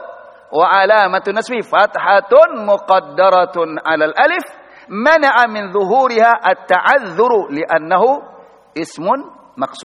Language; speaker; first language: Arabic; non-native, fluent; Indonesian